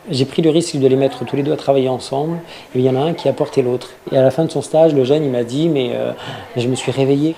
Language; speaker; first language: French; native; French